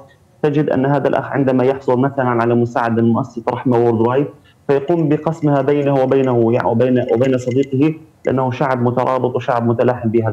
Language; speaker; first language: Arabic; native; Arabic